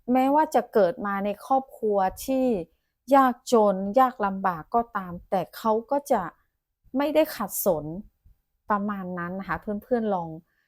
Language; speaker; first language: Thai; non-native, local second language; Chinese